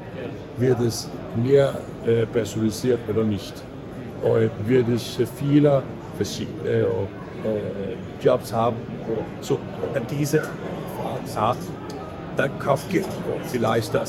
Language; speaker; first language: German; non-native, learner; Danish